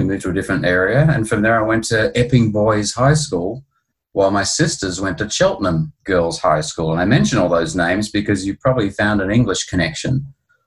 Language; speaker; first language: English; native; English